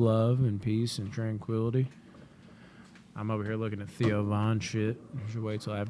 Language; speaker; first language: English; native; English